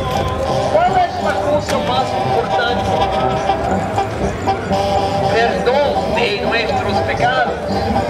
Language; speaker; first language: Spanish; non-native, learner; English